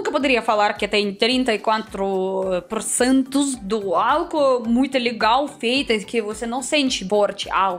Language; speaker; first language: Portuguese; non-native, learner; Russian